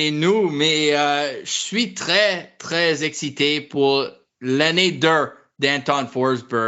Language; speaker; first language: French; non-native, learner; English